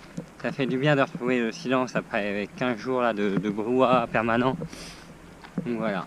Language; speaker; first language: French; native; French